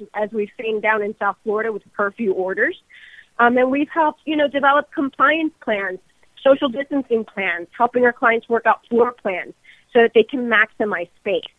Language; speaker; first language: English; native; English